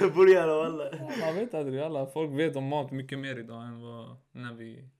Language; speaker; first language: Swedish; early bilingual, other home language; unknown